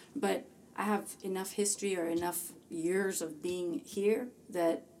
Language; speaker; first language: English; early bilingual, other home language; Amharic